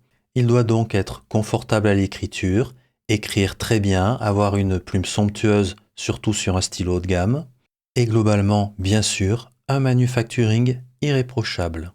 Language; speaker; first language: French; native; French